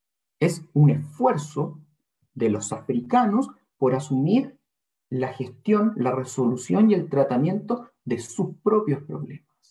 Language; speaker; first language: Spanish; native; Spanish